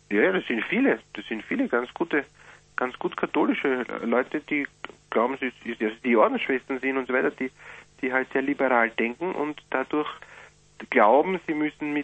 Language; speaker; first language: German; native; German